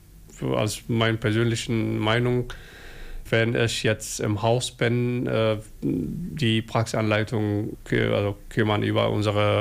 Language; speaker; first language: German; non-native, learner; Somali